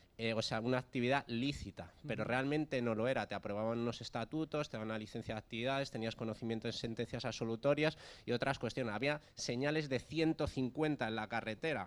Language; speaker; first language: Spanish; native; Spanish